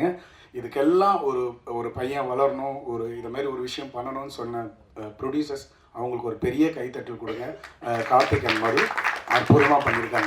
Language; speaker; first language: Tamil; native; Tamil